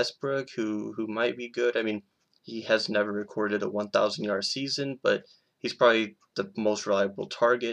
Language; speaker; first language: English; native; English